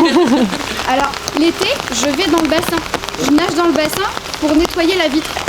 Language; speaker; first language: French; native; French